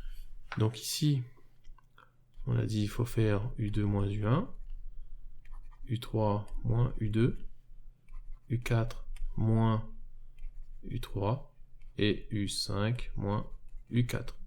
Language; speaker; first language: French; native; French